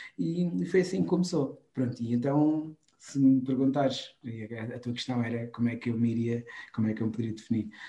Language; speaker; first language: Portuguese; non-native, local second language; Kabuverdianu